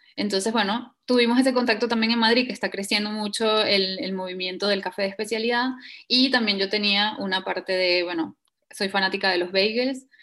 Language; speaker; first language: Spanish; native; Spanish